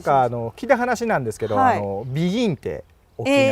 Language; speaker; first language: Japanese; native; Japanese